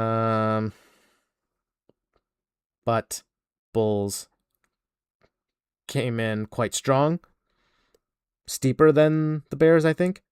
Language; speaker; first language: English; native; English